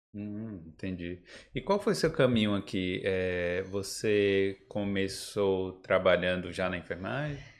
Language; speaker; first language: Portuguese; native; Portuguese